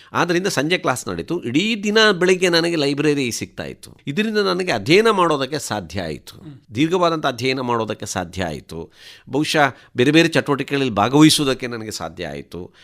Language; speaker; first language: Kannada; non-native, local second language; Tulu